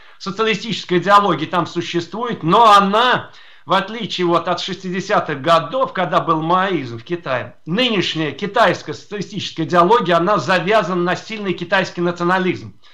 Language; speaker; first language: Russian; native; Russian